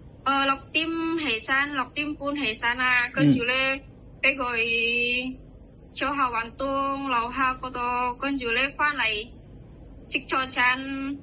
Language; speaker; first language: Cantonese; non-native, learner; Indonesian